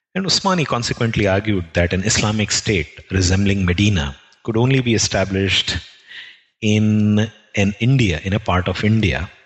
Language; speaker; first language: English; non-native, local second language; Telugu